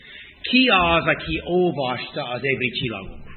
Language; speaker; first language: Hungarian; non-native, fluent; English